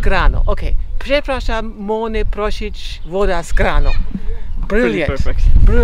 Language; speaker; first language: Polish; non-native, learner; German